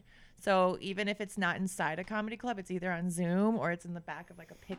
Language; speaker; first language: English; early bilingual, other home language; Romanian